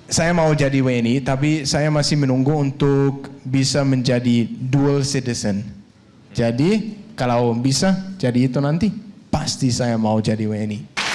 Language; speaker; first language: Indonesian; non-native, fluent; Danish